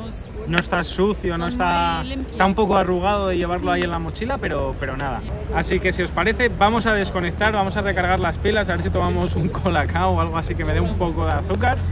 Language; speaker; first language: Spanish; native; Spanish